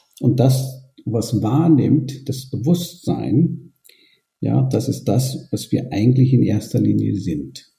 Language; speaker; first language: German; early bilingual, other home language; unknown